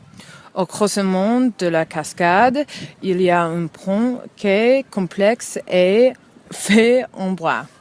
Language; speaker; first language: French; non-native, learner; English